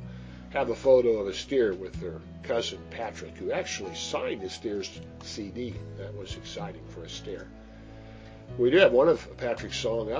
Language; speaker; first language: English; native; English